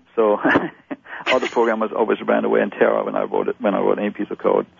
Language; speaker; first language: English; non-native, fluent; German